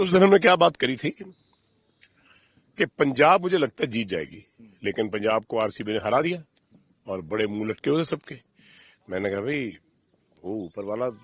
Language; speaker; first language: Hindi; non-native, local second language; Punjabi